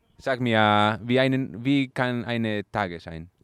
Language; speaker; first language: German; non-native, learner; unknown